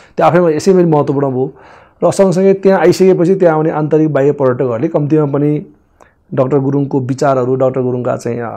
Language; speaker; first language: Nepali; non-native, local second language; Gurung